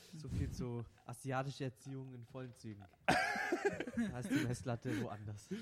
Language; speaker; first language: German; non-native, local second language; Vietnamese